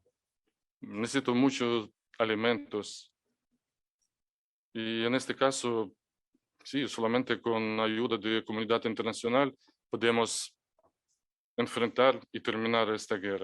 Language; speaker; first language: Spanish; non-native, fluent; Ukrainian